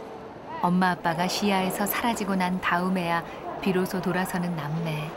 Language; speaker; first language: Korean; native; Korean